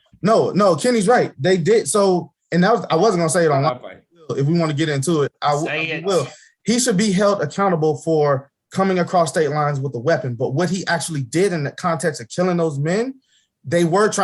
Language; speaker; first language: English; native; English